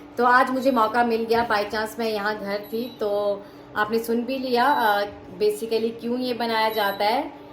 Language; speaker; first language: Hindi; native; Hindi